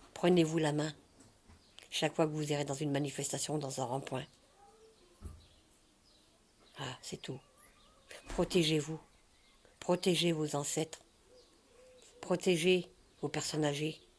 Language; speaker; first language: French; native; French